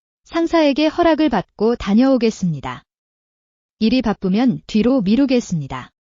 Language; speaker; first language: Korean; non-native, learner; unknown